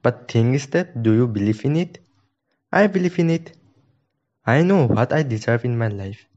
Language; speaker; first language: English; non-native, local second language; Assamese